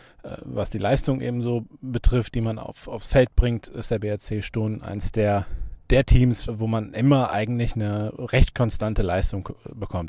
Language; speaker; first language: German; native; German